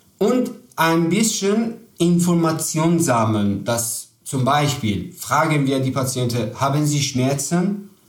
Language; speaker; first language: German; non-native, learner; Persian